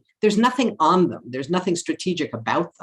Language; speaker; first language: English; native; English